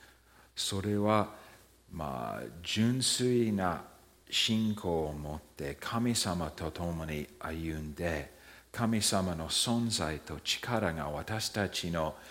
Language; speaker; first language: Japanese; early bilingual, heritage; Japanese